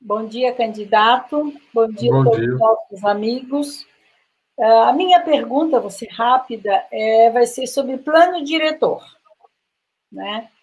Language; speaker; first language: Portuguese; native; Portuguese